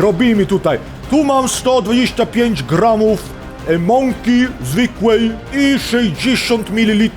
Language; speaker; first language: Polish; non-native, fluent; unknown